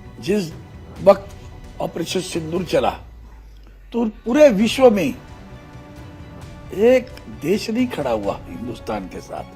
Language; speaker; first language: Hindi; non-native, local second language; Marathi